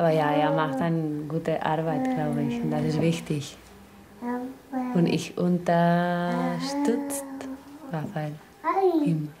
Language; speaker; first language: German; non-native, learner; Spanish